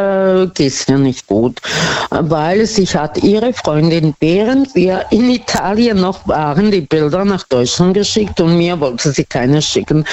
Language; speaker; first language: German; non-native, fluent; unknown